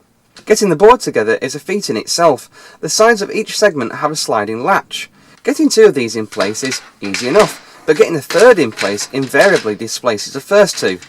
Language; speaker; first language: English; native; English